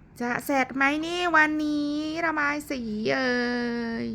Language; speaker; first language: Thai; native; Thai